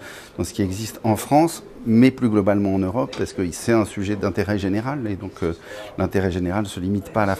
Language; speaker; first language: French; native; French